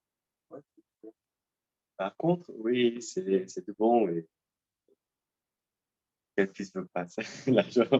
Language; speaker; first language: French; non-native, learner; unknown